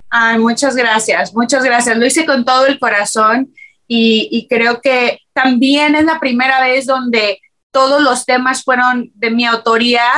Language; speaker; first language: Spanish; native; Spanish